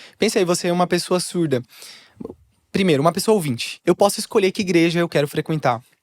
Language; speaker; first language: Portuguese; native; Portuguese